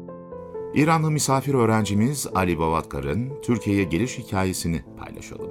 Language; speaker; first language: Turkish; native; Turkish